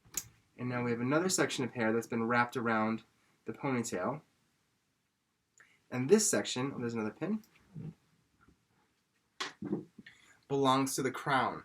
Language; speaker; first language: English; native; English